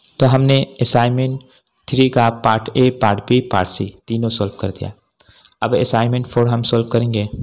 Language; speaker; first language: Urdu; native; Urdu